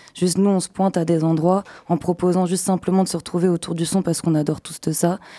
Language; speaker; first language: French; native; French